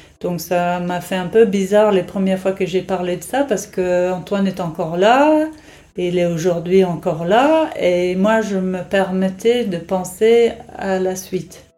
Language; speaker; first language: French; non-native, fluent; English